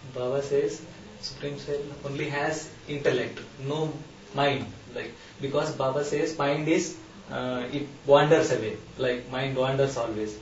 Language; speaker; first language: Hindi; native; Hindi